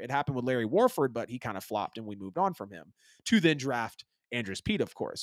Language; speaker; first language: English; native; English